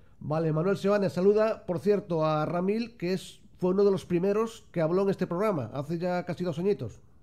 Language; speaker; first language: Spanish; native; Spanish